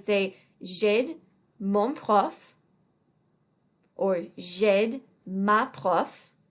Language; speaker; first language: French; non-native, fluent; English